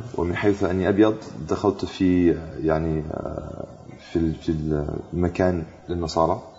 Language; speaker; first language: Arabic; non-native, fluent; English